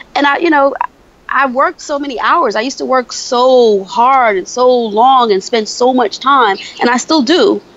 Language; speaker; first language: English; native; English